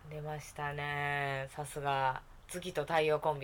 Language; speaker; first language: Japanese; native; Japanese